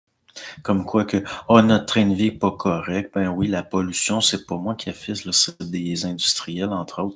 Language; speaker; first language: French; native; French